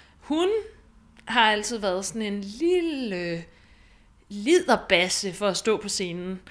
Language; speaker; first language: Danish; native; Danish